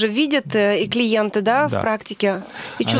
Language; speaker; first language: Russian; native; Russian